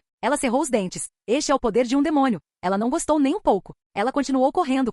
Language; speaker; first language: Portuguese; native; Portuguese